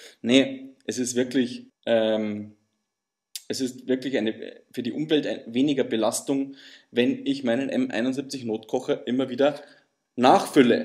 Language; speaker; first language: German; native; German